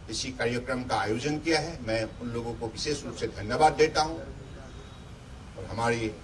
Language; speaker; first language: Hindi; non-native, local second language; Assamese